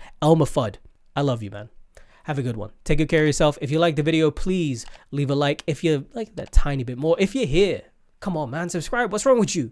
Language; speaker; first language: English; native; English